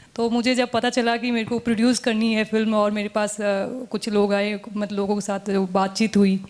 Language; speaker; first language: Hindi; native; Hindi